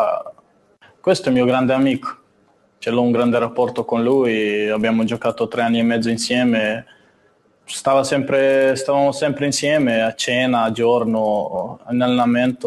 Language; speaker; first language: Italian; non-native, fluent; Serbian